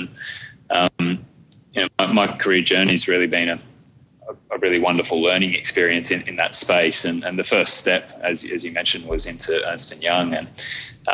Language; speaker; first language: English; native; English